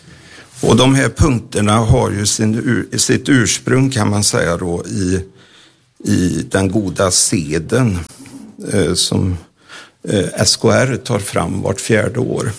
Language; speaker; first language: Swedish; native; Swedish